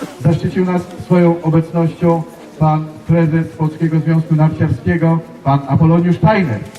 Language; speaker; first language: Polish; native; Polish